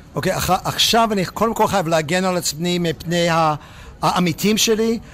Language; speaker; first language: Hebrew; non-native, fluent; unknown